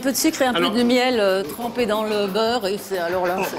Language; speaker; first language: French; native; French